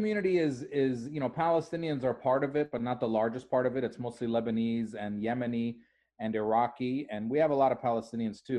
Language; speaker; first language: English; native; English